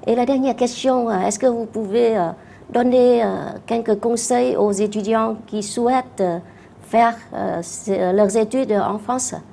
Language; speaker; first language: French; non-native, fluent; Vietnamese